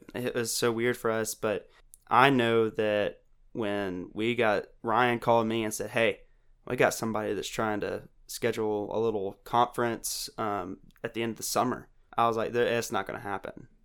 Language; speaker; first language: English; native; English